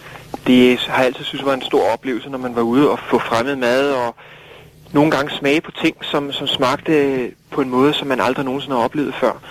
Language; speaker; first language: Danish; native; Danish